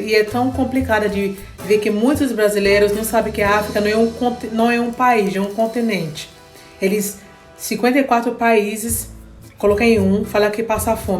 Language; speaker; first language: Portuguese; non-native, fluent; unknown